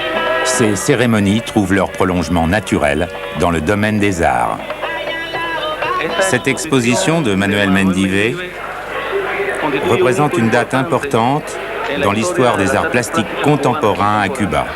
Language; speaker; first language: French; native; French